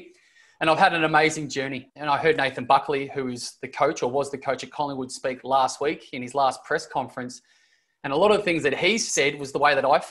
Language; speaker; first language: English; native; English